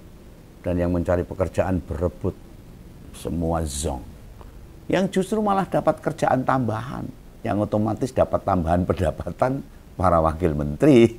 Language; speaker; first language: Indonesian; native; Indonesian